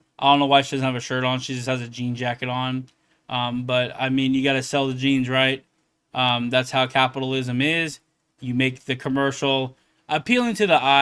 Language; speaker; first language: English; native; English